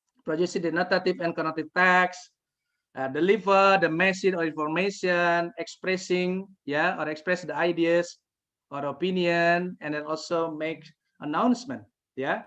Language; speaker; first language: English; non-native, fluent; Indonesian